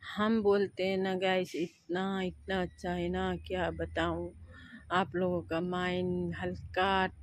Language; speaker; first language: Hindi; non-native, local second language; Nepali